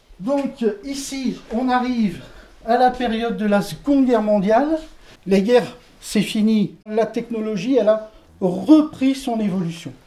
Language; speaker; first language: French; native; French